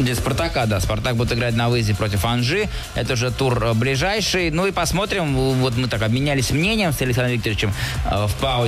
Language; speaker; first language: Russian; native; Russian